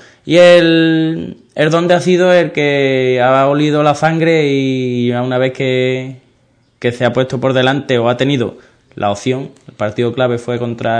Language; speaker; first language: Spanish; native; Spanish